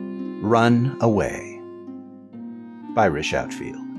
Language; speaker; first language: English; native; English